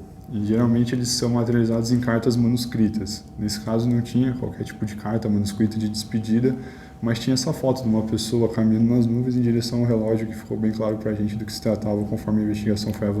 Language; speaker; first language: Portuguese; native; Portuguese